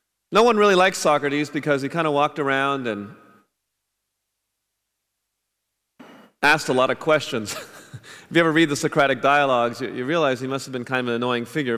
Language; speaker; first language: English; native; English